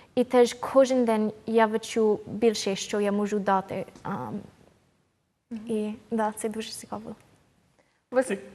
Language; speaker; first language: Ukrainian; non-native, fluent; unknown